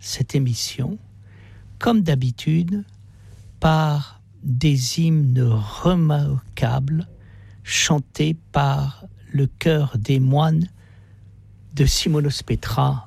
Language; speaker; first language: French; native; French